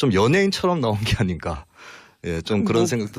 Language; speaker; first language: Korean; native; Korean